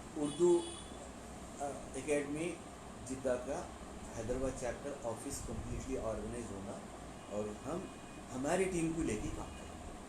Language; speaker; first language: Urdu; native; Urdu